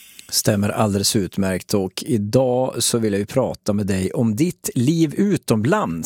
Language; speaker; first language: Swedish; native; Swedish